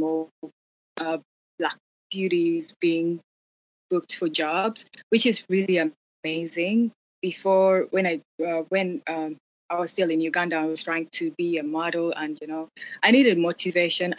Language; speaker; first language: English; non-native, local second language; Acoli